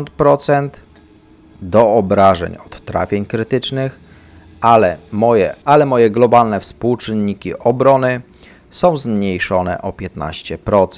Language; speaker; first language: Polish; native; Polish